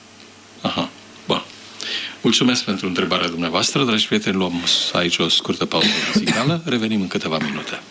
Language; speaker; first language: Romanian; native; Romanian